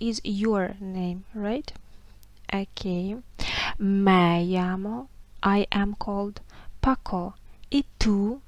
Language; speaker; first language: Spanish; non-native, fluent; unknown